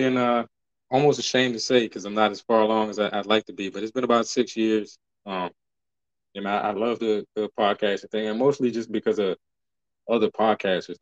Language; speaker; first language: English; native; English